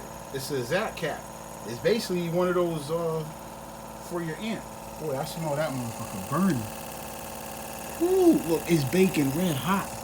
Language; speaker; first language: English; native; English